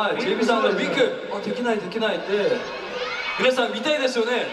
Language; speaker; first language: Japanese; non-native, learner; Korean